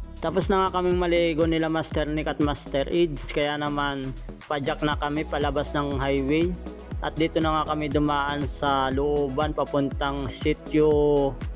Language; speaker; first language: Filipino; native; Filipino